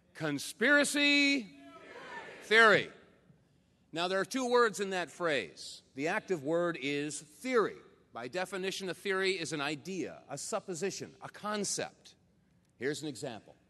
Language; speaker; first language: English; native; English